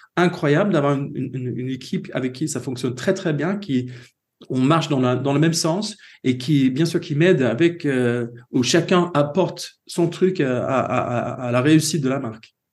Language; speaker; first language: French; non-native, fluent; Swedish